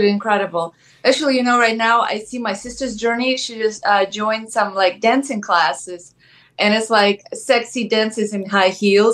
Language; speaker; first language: English; non-native, fluent; Ukrainian